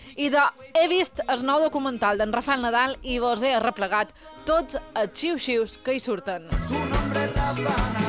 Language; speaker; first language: Catalan; native; Catalan